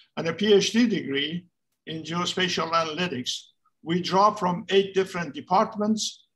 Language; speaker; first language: English; non-native, fluent; Persian